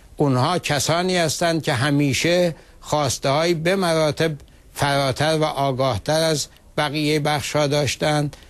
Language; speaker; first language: Persian; non-native, local second language; Azerbaijani